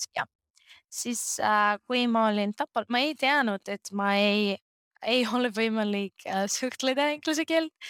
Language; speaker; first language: Estonian; non-native, learner; Greek